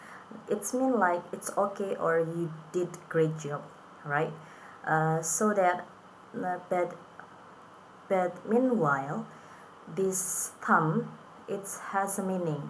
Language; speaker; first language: English; non-native, fluent; Indonesian